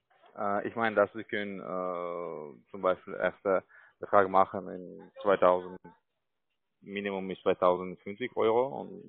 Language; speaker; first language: German; non-native, learner; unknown